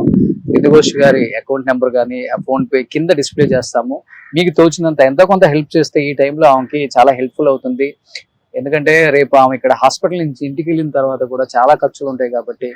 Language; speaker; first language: Telugu; native; Telugu